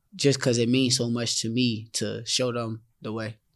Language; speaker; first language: English; native; English